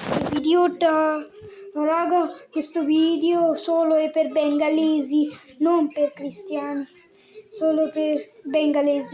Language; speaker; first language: Italian; early bilingual, other home language; Bangla